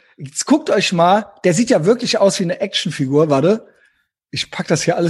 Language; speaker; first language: German; native; German